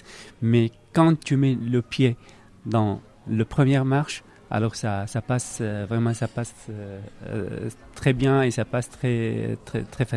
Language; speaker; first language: French; non-native, learner; Arabic